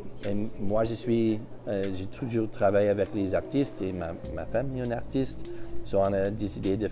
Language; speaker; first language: French; early bilingual, heritage; English